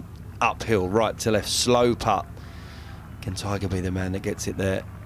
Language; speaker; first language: English; native; English